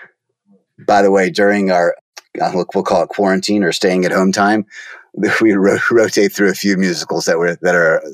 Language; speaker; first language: English; native; English